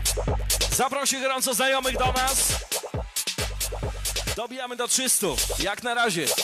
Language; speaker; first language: Polish; native; Polish